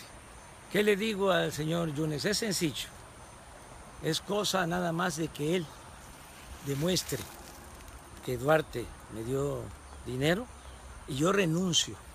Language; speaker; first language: Spanish; native; Spanish